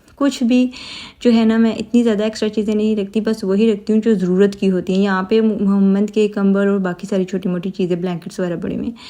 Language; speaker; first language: Urdu; native; Urdu